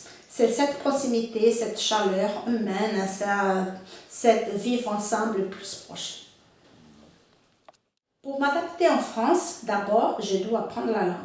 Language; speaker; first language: French; non-native, fluent; Portuguese